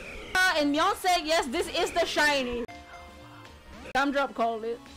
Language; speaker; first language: English; native; English